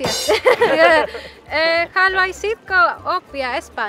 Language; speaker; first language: Finnish; non-native, fluent; Spanish